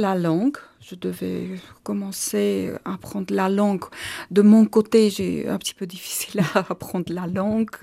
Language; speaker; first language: French; non-native, learner; Armenian